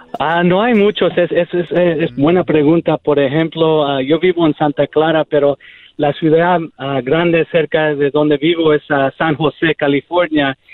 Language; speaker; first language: Spanish; early bilingual, heritage; Spanish